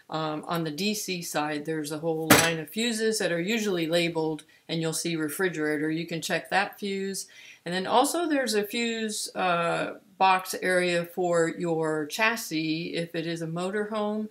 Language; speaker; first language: English; native; English